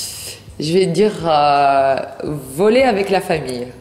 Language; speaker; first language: French; non-native, local second language; Arabic